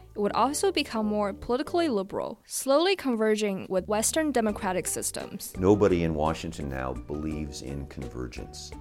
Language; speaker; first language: English; non-native, fluent; Chinese